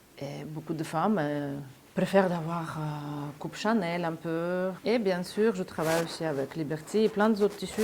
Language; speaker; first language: French; non-native, fluent; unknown